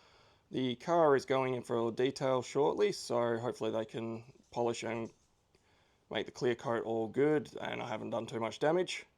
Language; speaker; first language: English; native; English